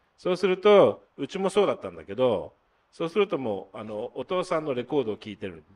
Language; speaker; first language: Japanese; native; Japanese